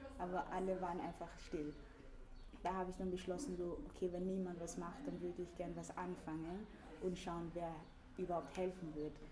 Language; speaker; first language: German; early bilingual, other home language; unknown